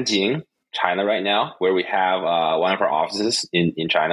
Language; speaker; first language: English; non-native, fluent; Chinese